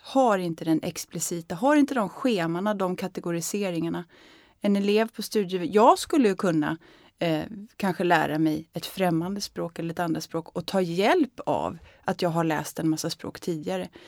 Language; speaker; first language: Swedish; native; Swedish